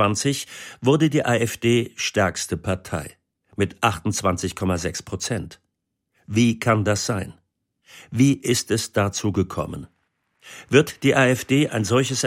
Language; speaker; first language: German; native; German